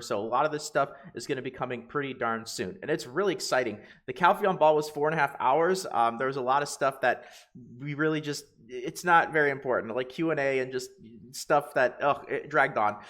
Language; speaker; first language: English; native; English